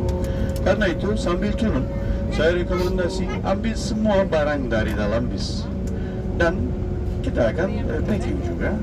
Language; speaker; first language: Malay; non-native, fluent; Turkish